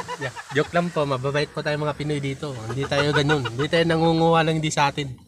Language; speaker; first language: Filipino; native; Filipino